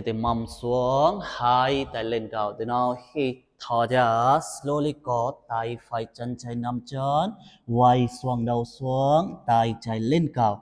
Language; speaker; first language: Vietnamese; non-native, learner; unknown